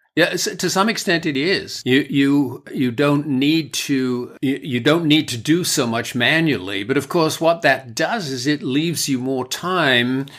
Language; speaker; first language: English; native; English